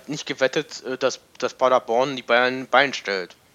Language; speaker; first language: German; native; German